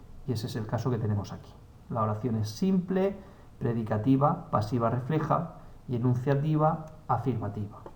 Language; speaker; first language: Spanish; native; Spanish